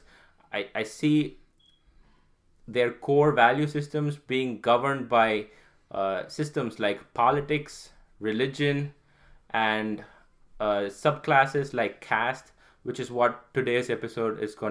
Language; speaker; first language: English; non-native, local second language; Tamil